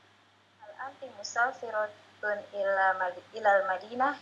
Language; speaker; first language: Arabic; non-native, learner; Indonesian